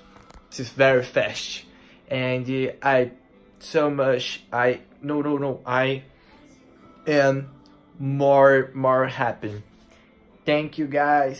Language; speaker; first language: English; non-native, learner; Portuguese